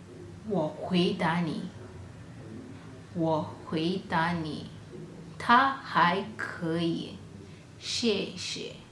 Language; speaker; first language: Chinese; non-native, fluent; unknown